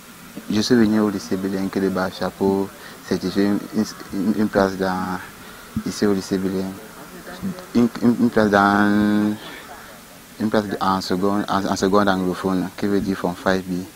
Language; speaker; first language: French; non-native, local second language; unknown